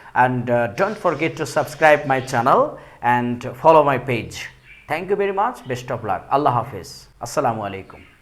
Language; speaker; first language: English; non-native, local second language; Bangla